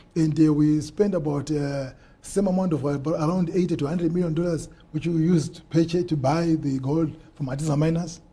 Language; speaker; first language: English; non-native, local second language; Shona